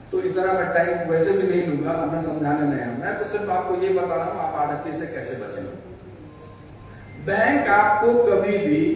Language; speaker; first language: Hindi; native; Hindi